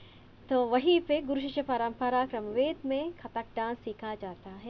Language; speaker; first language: Hindi; non-native, fluent; Sinhala